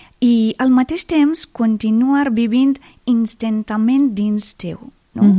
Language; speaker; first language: Catalan; non-native, fluent; Persian